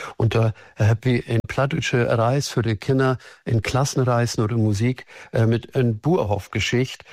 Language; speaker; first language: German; native; German